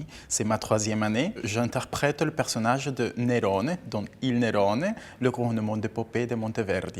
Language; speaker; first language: French; non-native, fluent; Spanish